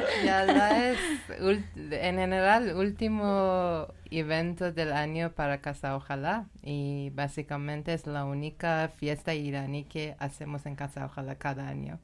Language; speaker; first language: Spanish; non-native, learner; Persian